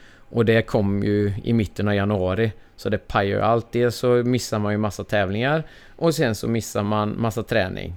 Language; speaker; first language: Swedish; native; Swedish